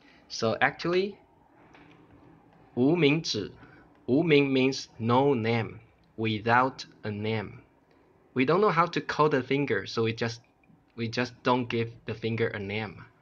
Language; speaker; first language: English; non-native, fluent; Chinese